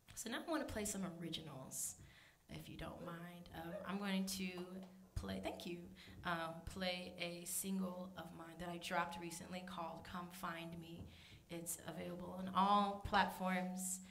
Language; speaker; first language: English; native; English